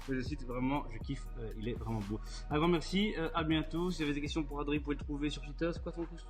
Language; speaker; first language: French; native; French